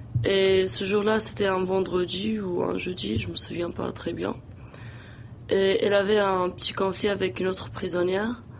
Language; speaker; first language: French; non-native, local second language; Arabic